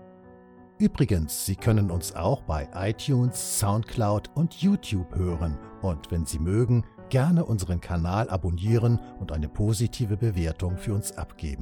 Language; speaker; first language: German; native; German